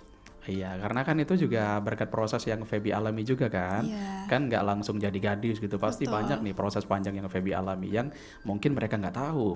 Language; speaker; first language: Indonesian; native; Indonesian